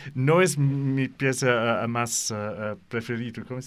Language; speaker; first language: Spanish; non-native, learner; English